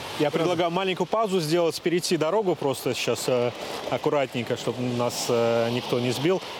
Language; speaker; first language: Russian; native; Russian